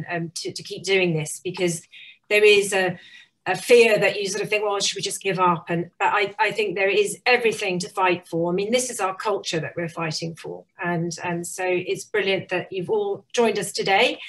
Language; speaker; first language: English; native; English